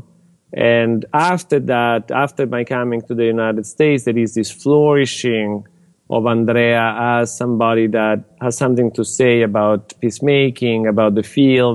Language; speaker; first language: English; non-native, fluent; Italian